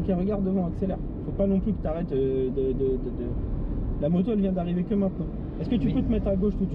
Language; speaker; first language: French; native; French